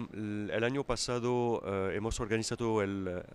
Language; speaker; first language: Spanish; non-native, fluent; French